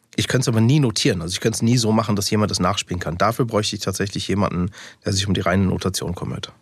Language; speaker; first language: German; early bilingual, other home language; English